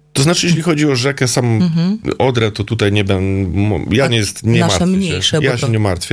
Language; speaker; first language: Polish; native; Polish